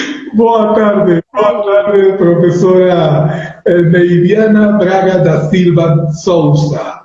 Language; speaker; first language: Portuguese; non-native, learner; Spanish